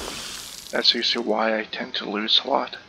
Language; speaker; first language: English; native; English